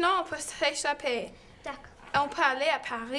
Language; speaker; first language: French; non-native, learner; English